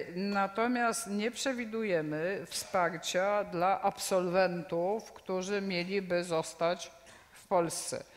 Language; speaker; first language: Polish; native; Polish